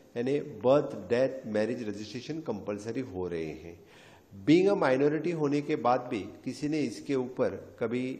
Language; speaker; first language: Hindi; non-native, local second language; Konkani